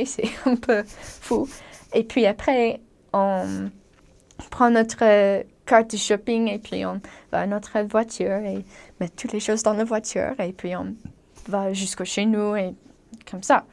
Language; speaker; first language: French; non-native, fluent; English